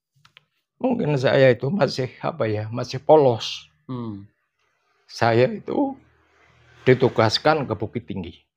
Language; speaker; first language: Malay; non-native, local second language; Javanese